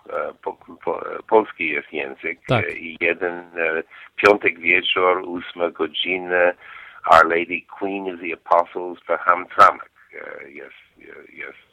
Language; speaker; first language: Polish; non-native, learner; English